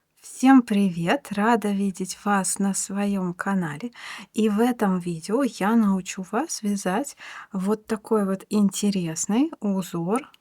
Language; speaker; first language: Russian; native; Russian